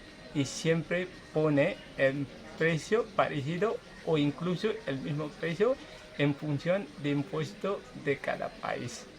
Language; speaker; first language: Spanish; non-native, fluent; Indonesian